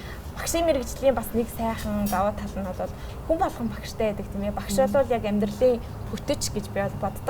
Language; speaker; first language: Mongolian; native; Mongolian